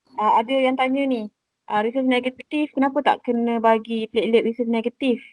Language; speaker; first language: Malay; native; Malay